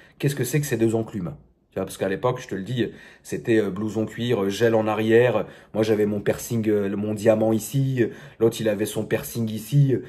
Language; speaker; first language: French; native; French